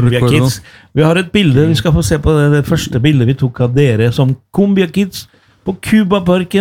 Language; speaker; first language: Norwegian; non-native, fluent; Spanish